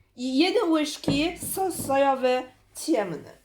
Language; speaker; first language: Polish; non-native, learner; Chinese